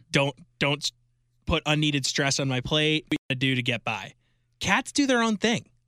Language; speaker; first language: English; native; English